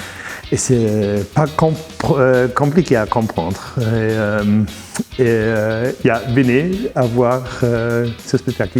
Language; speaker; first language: French; non-native, learner; German